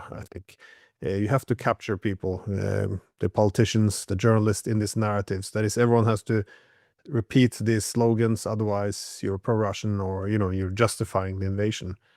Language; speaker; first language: English; non-native, fluent; Norwegian